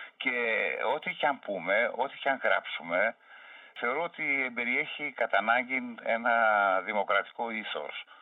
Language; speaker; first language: Greek; native; Greek